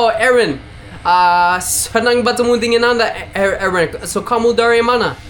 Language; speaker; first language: Indonesian; non-native, learner; English